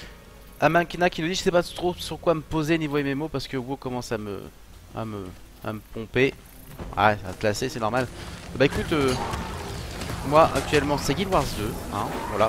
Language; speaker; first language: French; native; French